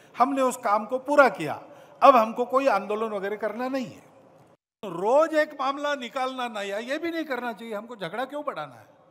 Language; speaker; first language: Hindi; non-native, local second language; Marathi